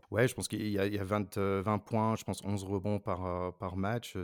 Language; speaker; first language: French; non-native, fluent; English